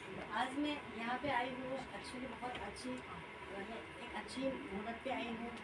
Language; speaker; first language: Hindi; non-native, local second language; Assamese